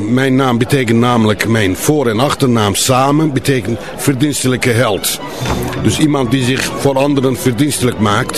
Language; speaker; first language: Dutch; non-native, fluent; Turkish